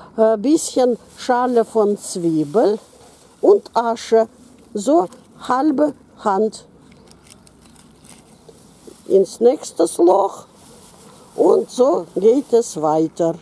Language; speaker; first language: German; non-native, fluent; Russian